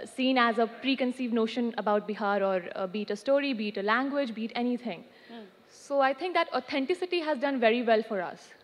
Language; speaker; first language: Hindi; native; Hindi